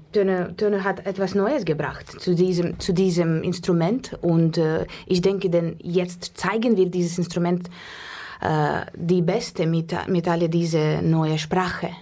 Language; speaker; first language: German; non-native, learner; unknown